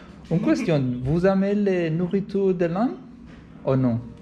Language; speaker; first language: French; non-native, learner; English